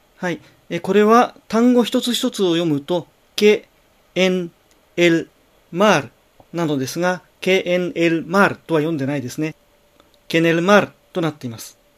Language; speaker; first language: Japanese; native; Japanese